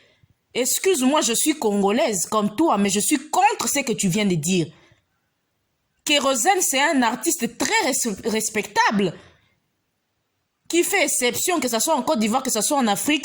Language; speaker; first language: French; non-native, local second language; Lingala